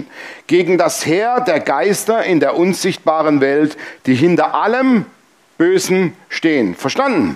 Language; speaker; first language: German; native; German